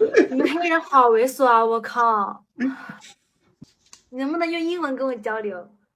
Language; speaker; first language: Chinese; native; Chinese